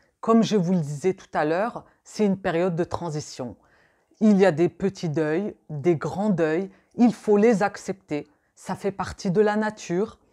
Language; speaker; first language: French; native; French